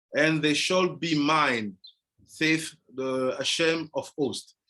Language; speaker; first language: English; non-native, fluent; French